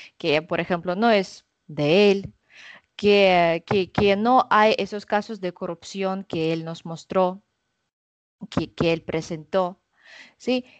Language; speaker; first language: Spanish; non-native, fluent; Russian